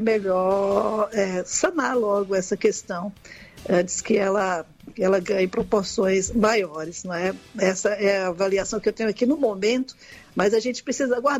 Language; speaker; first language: Portuguese; native; Portuguese